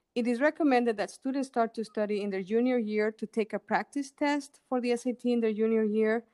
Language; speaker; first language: English; non-native, fluent; Spanish